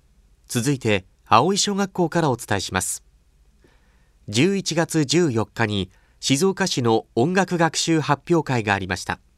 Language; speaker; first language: Japanese; native; Japanese